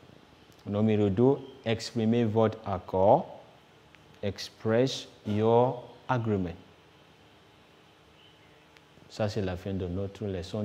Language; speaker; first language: French; non-native, fluent; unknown